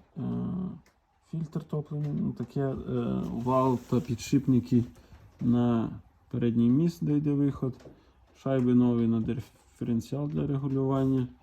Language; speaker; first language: Ukrainian; native; Ukrainian